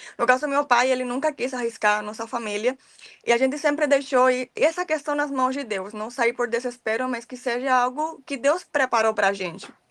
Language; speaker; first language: Portuguese; non-native, fluent; Spanish